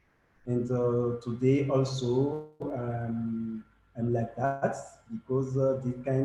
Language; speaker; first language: English; non-native, learner; French